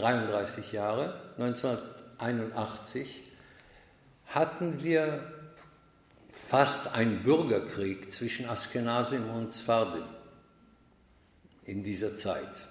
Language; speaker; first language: German; non-native, fluent; Hebrew